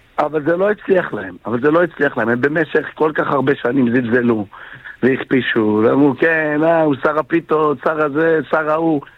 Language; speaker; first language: Hebrew; native; Hebrew